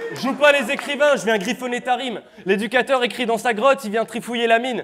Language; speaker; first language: French; native; French